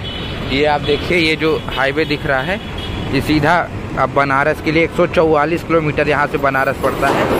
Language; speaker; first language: Hindi; native; Hindi